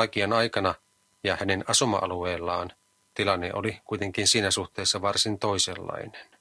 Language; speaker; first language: Finnish; native; Finnish